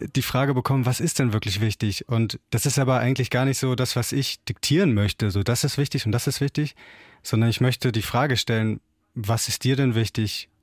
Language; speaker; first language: German; native; German